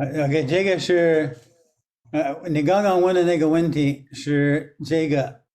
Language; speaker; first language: Chinese; non-native, fluent; English